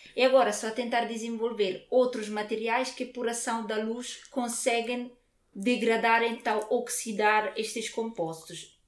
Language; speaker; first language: Portuguese; non-native, fluent; Italian